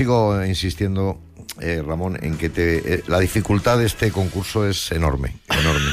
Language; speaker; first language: Spanish; native; Spanish